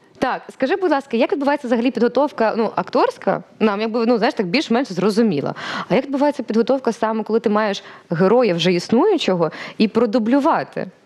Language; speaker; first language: Ukrainian; native; Ukrainian